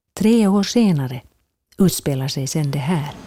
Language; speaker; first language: Swedish; native; Swedish